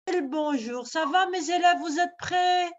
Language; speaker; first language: French; non-native, local second language; Arabic